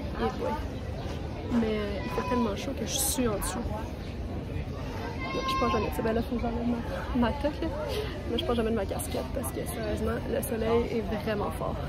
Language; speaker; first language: French; native; French